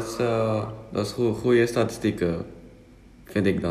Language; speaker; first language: Dutch; non-native, fluent; Indonesian